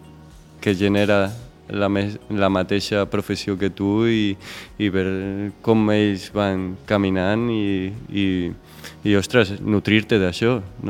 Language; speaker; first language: Catalan; non-native, local second language; Spanish